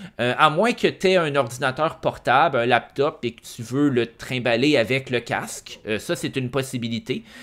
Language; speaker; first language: French; native; French